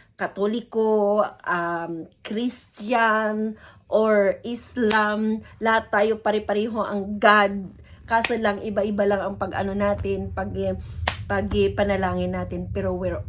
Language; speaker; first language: Filipino; non-native, local second language; Hiligaynon